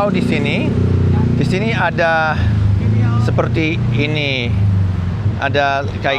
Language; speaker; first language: Indonesian; non-native, learner; English